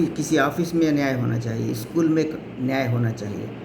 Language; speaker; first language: Hindi; non-native, local second language; Marathi